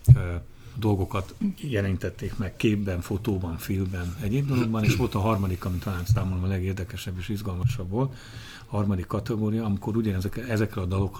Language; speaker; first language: Hungarian; native; Hungarian